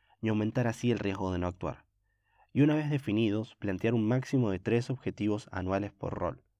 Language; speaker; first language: Spanish; native; Spanish